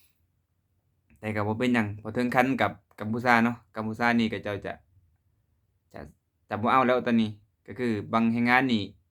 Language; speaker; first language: Thai; non-native, local second language; Lao